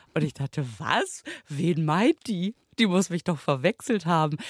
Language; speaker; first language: German; native; German